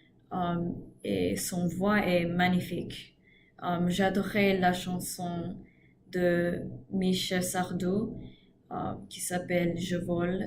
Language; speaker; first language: French; non-native, learner; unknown